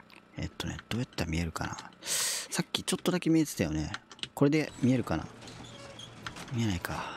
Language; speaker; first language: Japanese; native; Japanese